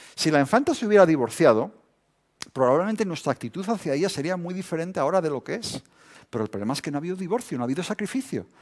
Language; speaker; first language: Spanish; native; Spanish